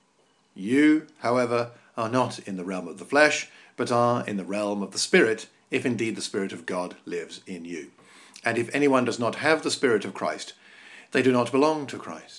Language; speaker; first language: English; native; English